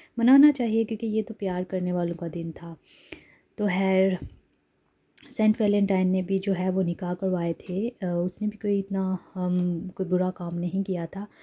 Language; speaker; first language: Urdu; native; Urdu